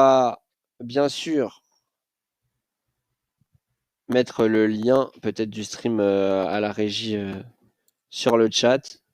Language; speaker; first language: French; native; French